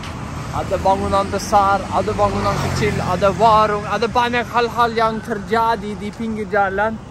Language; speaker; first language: Indonesian; non-native, fluent; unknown